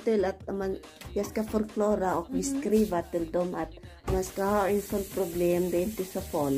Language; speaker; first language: Swedish; non-native, learner; Filipino